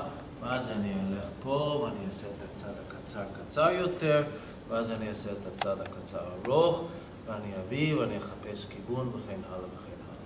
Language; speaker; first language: Hebrew; non-native, fluent; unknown